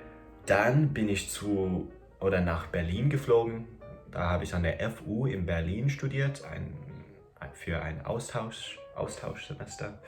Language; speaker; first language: German; non-native, fluent; English